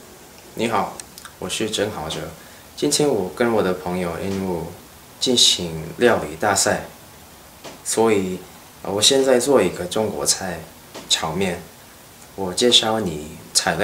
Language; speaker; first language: Chinese; non-native, learner; English